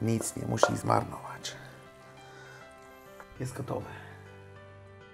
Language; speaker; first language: Polish; non-native, learner; Hindi